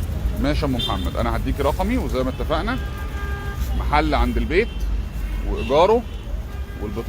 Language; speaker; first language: Arabic; native; Arabic